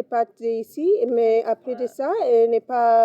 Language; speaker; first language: French; non-native, learner; English